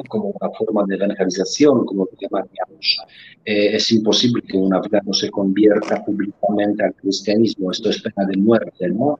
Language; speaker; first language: Spanish; non-native, fluent; Polish